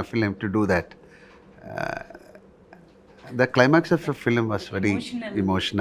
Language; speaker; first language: English; non-native, local second language; Malayalam